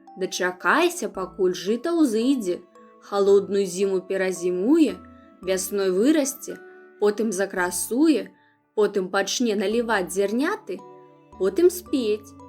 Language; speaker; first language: Belarusian; non-native, local second language; Russian